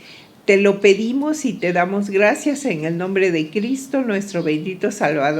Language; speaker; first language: Spanish; native; Spanish